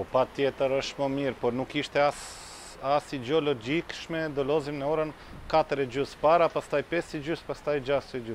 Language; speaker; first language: Albanian; non-native, fluent; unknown